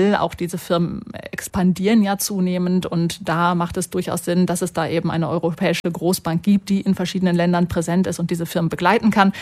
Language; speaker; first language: German; native; German